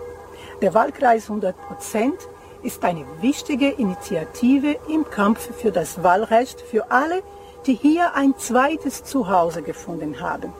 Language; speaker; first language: German; non-native, fluent; Portuguese